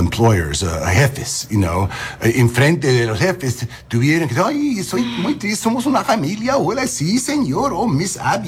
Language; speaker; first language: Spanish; non-native, learner; English